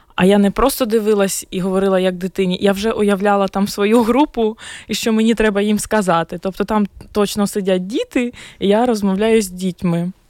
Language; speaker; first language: Ukrainian; non-native, local second language; Russian